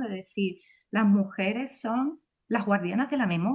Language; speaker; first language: Spanish; native; Spanish